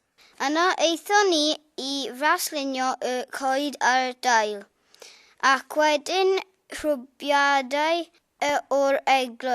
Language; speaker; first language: Welsh; non-native, local second language; English